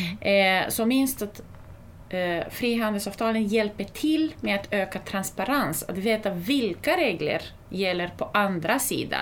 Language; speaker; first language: Swedish; non-native, fluent; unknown